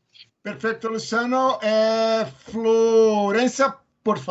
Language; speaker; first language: Spanish; non-native, learner; Portuguese